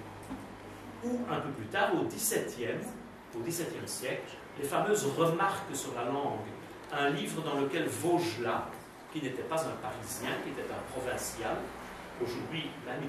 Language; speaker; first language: French; native; French